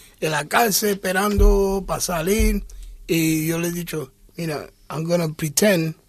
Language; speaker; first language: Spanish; early bilingual, heritage; English